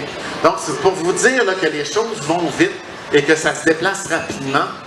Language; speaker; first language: French; native; French